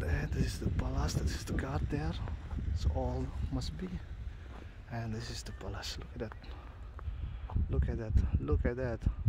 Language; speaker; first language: English; non-native, learner; Javanese